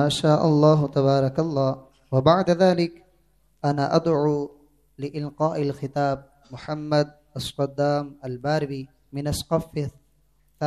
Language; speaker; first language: Arabic; non-native, learner; Urdu